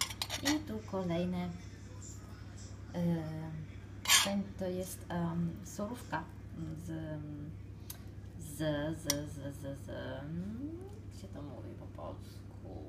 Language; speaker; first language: Polish; non-native, fluent; Italian